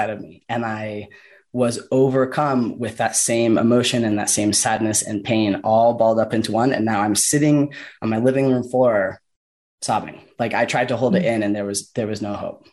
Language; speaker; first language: English; native; English